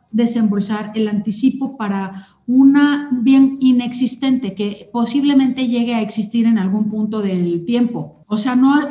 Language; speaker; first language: Spanish; native; Spanish